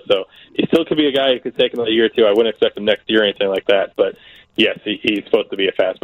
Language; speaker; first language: English; native; English